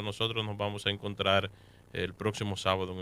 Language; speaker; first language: Spanish; native; Spanish